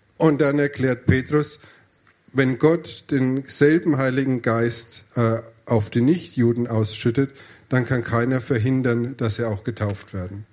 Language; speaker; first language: German; native; German